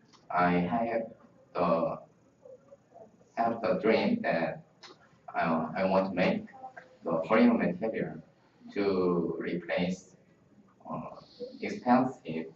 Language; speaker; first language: English; non-native, learner; Korean